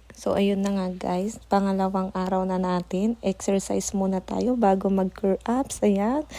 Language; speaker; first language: Filipino; non-native, local second language; Cebuano